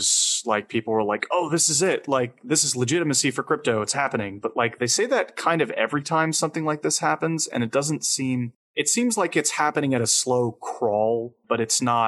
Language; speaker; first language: English; native; English